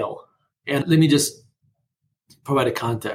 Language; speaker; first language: English; non-native, fluent; Russian